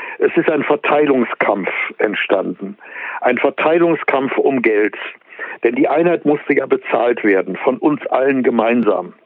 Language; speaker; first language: German; native; German